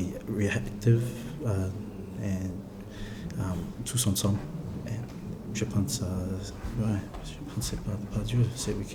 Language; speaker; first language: French; non-native, learner; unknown